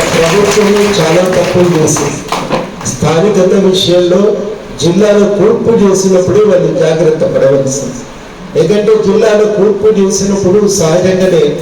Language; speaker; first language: Telugu; native; Telugu